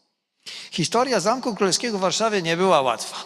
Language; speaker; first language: Polish; native; Polish